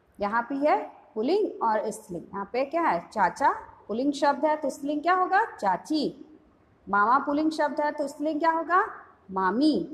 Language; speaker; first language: Hindi; native; Hindi